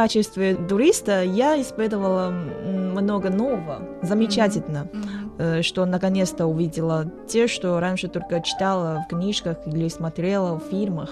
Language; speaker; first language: Russian; non-native, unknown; Chinese